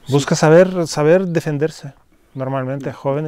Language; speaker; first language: Spanish; non-native, fluent; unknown